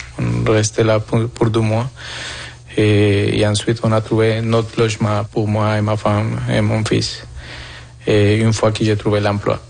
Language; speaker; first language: French; non-native, fluent; Spanish